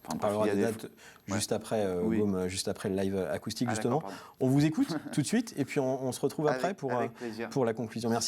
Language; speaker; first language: French; native; French